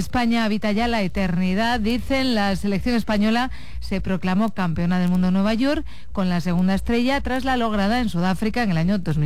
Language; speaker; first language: Spanish; native; Spanish